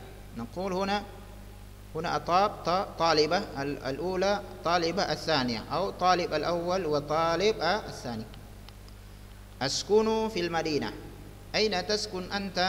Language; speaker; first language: Arabic; non-native, fluent; Indonesian